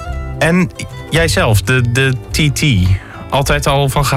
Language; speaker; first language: Dutch; native; Dutch